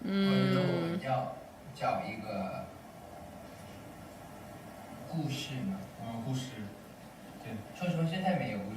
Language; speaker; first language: Chinese; non-native, learner; Thai